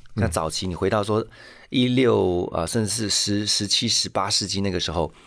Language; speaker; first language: Chinese; native; Chinese